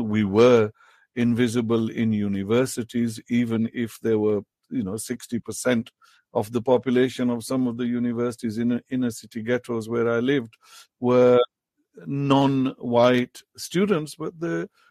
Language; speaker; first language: English; non-native, local second language; Pahari-Potwari